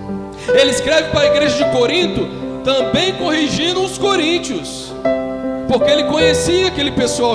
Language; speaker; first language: Portuguese; native; Portuguese